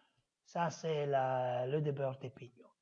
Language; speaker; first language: French; non-native, fluent; Italian